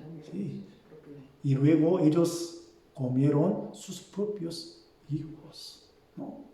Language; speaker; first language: Spanish; non-native, fluent; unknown